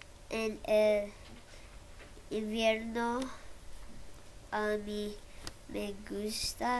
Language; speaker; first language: Spanish; non-native, learner; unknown